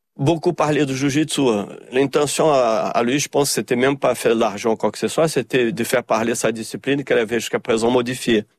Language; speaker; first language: French; early bilingual, heritage; Portuguese